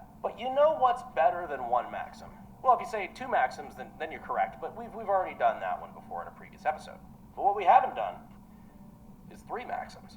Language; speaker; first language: English; native; English